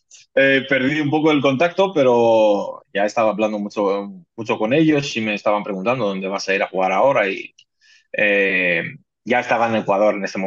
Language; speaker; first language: Spanish; non-native, fluent; Greek